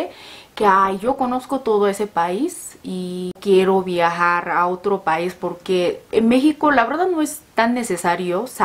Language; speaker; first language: Spanish; non-native, learner; Korean